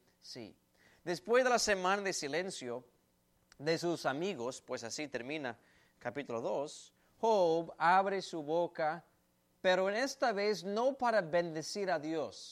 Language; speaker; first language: Spanish; native; Spanish